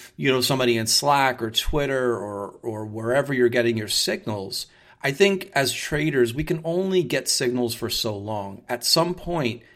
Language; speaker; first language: English; native; English